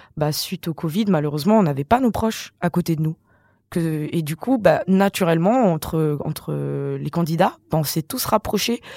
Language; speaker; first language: French; non-native, local second language; Malagasy